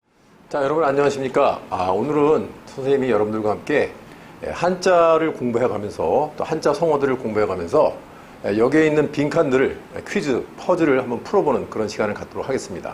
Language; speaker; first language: Korean; native; Korean